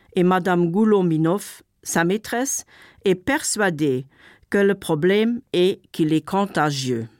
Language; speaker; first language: French; non-native, local second language; Luxembourgish